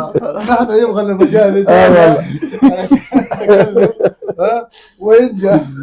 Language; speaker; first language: Arabic; non-native, learner; Urdu